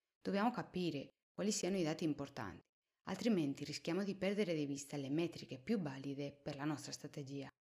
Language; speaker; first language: Italian; non-native, fluent; Spanish